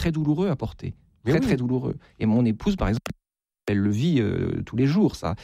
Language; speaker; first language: French; native; French